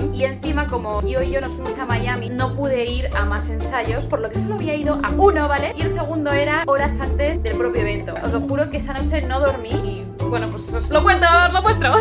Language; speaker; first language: Spanish; native; Spanish